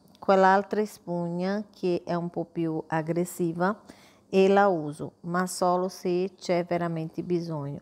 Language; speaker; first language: Italian; non-native, fluent; Portuguese